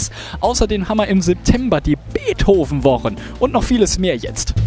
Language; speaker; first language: German; native; German